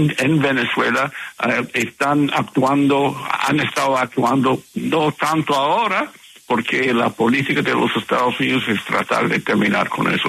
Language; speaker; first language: Spanish; non-native, fluent; English